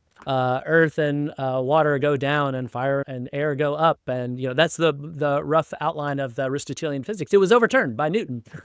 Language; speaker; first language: English; native; English